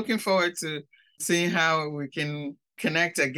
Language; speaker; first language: English; non-native, local second language; Akan